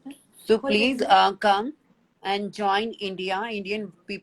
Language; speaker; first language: English; non-native, learner; Hindi